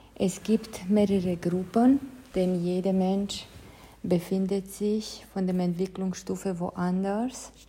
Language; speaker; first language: German; non-native, fluent; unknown